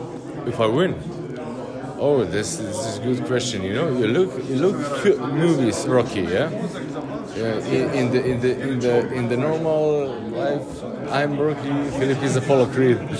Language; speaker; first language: English; non-native, learner; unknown